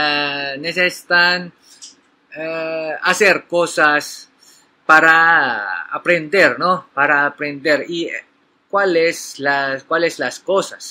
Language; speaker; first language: Spanish; non-native, learner; Filipino